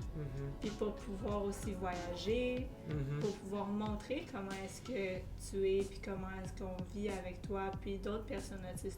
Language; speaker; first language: French; native; French